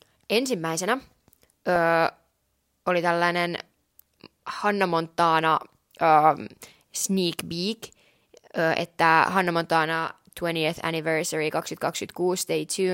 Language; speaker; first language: Finnish; native; Finnish